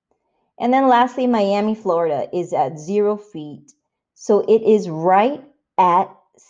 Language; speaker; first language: English; native; English